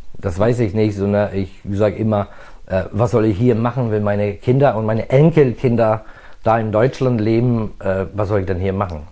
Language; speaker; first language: German; non-native, fluent; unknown